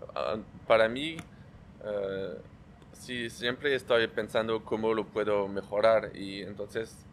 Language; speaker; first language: Spanish; non-native, fluent; French